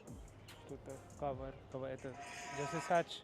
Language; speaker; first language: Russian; non-native, learner; Hindi